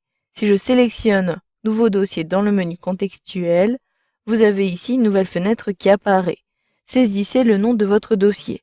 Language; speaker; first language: French; native; French